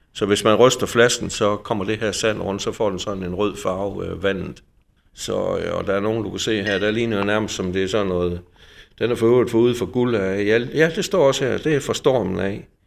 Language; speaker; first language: Danish; native; Danish